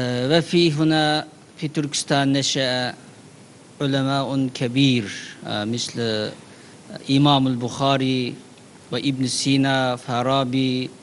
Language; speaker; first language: Arabic; non-native, learner; Uyghur